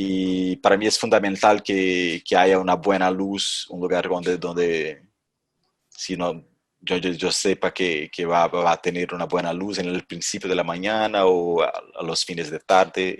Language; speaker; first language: Spanish; non-native, fluent; Portuguese